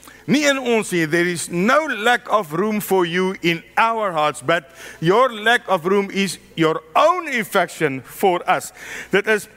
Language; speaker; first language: English; non-native, local second language; Afrikaans